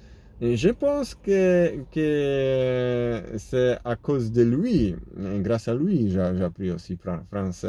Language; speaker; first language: French; non-native, fluent; Polish